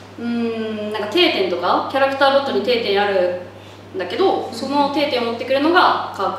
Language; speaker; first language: Japanese; native; Japanese